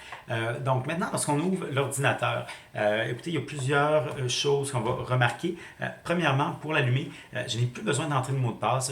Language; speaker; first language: French; native; French